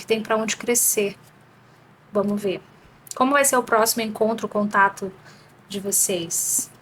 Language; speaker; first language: Portuguese; native; Portuguese